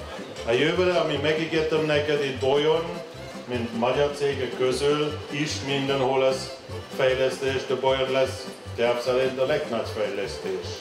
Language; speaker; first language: Hungarian; non-native, learner; German